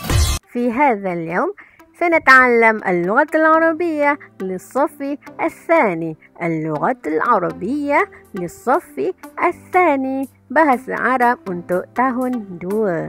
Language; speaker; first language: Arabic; non-native, fluent; Malay